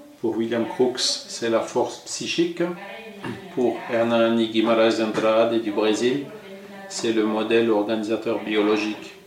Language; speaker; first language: French; non-native, fluent; Portuguese